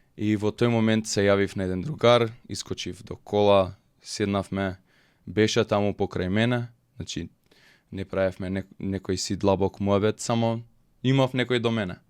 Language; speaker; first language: Macedonian; early bilingual, heritage; Macedonian